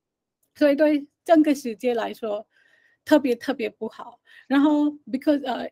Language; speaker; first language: Chinese; non-native, fluent; Hindi